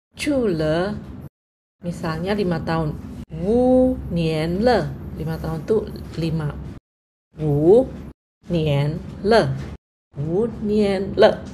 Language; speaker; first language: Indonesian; non-native, local second language; Javanese